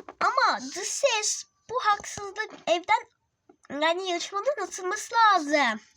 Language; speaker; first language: Turkish; native; Turkish